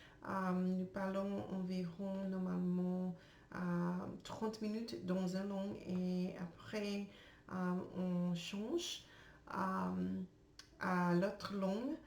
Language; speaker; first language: French; non-native, learner; English